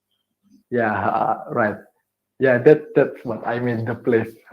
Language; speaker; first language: English; non-native, learner; Indonesian